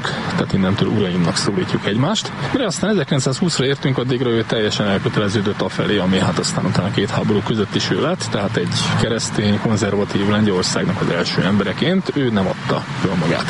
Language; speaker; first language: Hungarian; native; Hungarian